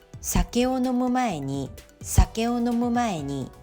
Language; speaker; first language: Japanese; non-native, fluent; Korean